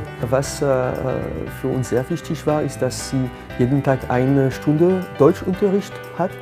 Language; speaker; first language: German; non-native, fluent; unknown